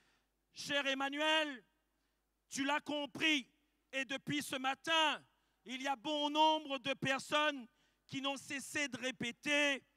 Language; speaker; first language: French; native; French